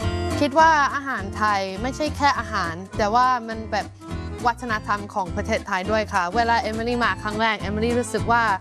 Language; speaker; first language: Thai; non-native, fluent; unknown